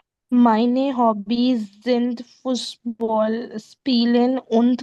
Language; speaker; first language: German; non-native, learner; Urdu